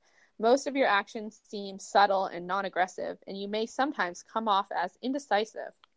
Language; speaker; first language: English; native; English